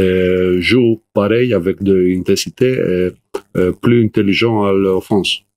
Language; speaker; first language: French; non-native, learner; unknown